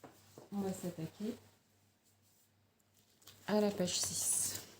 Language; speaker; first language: French; native; French